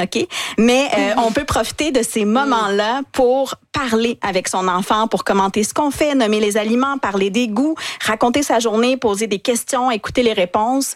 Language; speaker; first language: French; native; French